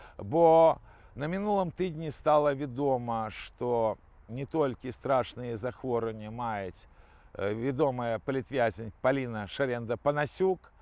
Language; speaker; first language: Belarusian; non-native, local second language; Russian